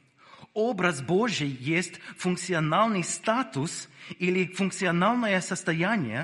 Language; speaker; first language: Russian; non-native, fluent; English